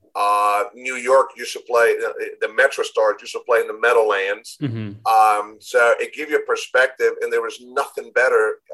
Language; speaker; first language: English; non-native, fluent; Spanish